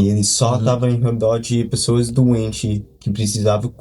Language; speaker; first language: Portuguese; early bilingual, heritage; Portuguese